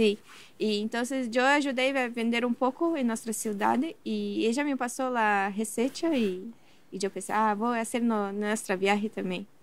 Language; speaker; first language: Spanish; non-native, learner; Portuguese